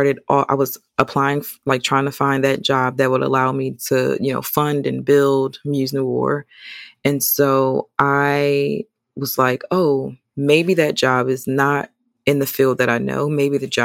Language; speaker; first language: English; native; English